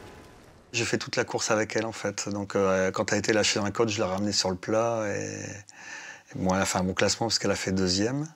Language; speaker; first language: French; native; French